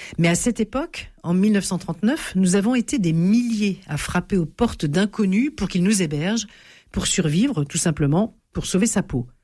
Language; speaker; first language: French; native; French